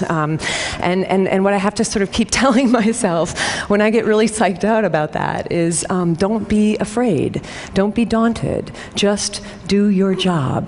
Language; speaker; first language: English; native; English